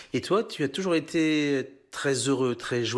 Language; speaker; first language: French; native; French